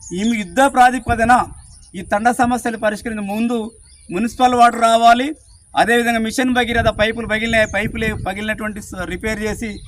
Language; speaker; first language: Telugu; native; Telugu